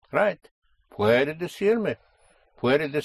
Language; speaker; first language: Spanish; non-native, fluent; English